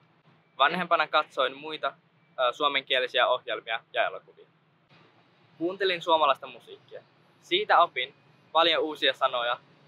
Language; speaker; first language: Finnish; early bilingual, other home language; Nepali